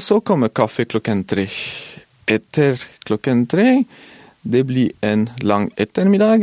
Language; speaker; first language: Norwegian; non-native, fluent; French